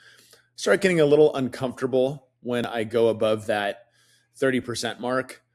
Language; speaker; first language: English; native; English